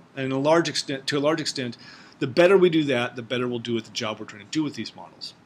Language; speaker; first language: English; native; English